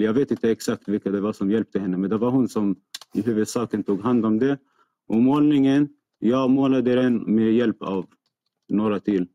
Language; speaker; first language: Swedish; non-native, fluent; Arabic